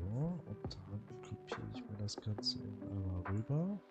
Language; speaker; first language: German; native; German